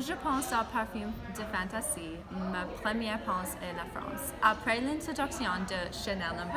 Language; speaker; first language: French; non-native, learner; English